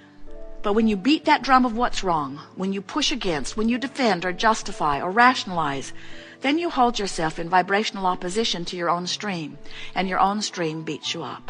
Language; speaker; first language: English; native; English